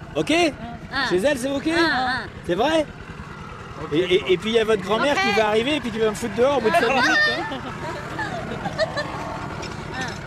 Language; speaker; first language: French; native; French